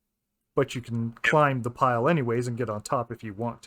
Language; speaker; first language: English; native; English